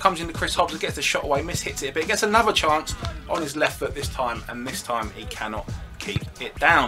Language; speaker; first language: English; native; English